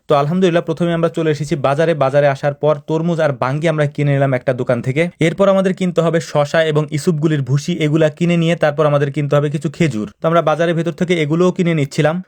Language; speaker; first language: Bangla; native; Bangla